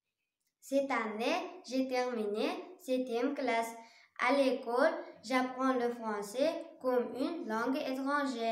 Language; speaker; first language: French; non-native, learner; Uzbek